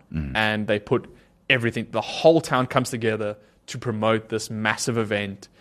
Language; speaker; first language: English; native; English